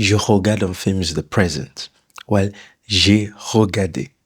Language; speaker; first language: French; non-native, fluent; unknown